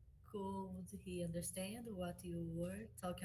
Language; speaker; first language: English; non-native, learner; Portuguese